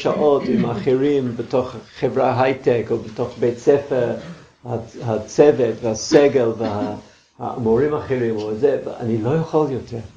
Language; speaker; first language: Hebrew; non-native, fluent; English